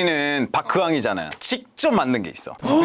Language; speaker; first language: Korean; non-native, fluent; Spanish